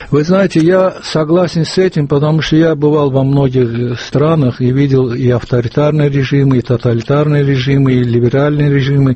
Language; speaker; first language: Russian; non-native, local second language; Azerbaijani